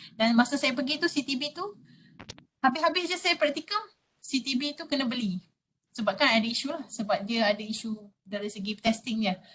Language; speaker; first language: Malay; native; Malay